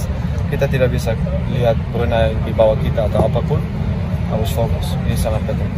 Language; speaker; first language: Indonesian; non-native, fluent; Dutch